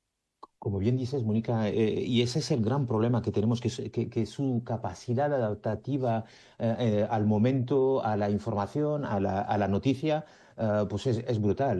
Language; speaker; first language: Spanish; native; Spanish